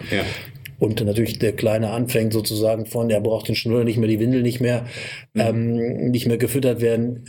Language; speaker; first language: German; native; German